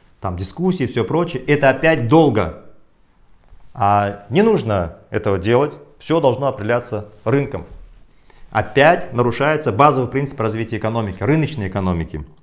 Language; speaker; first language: Russian; non-native, local second language; Kazakh